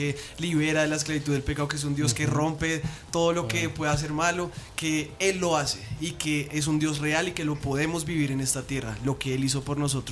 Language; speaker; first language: Spanish; native; Spanish